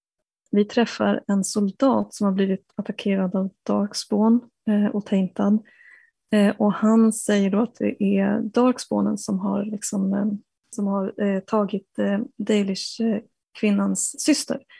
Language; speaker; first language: Swedish; native; Swedish